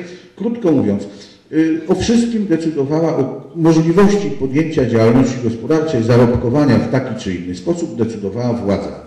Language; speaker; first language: Polish; native; Polish